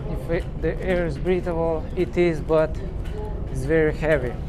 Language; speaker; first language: English; non-native, learner; Romanian